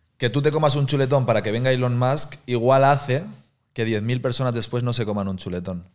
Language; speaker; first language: Spanish; native; Spanish